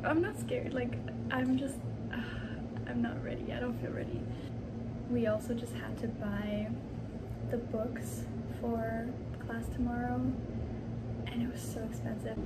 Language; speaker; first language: English; native; English